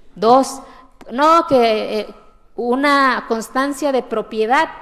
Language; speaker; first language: Spanish; non-native, local second language; Zapotec